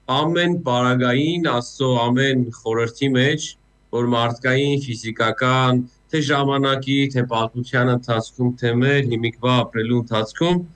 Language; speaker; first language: Armenian; native; Armenian